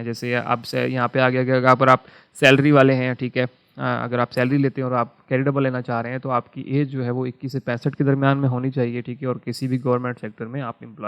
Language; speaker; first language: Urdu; non-native, local second language; Punjabi